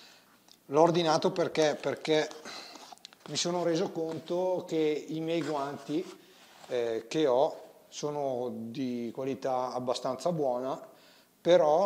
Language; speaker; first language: Italian; native; Italian